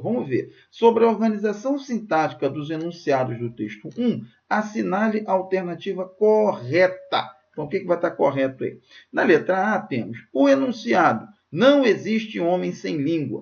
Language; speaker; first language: Portuguese; native; Portuguese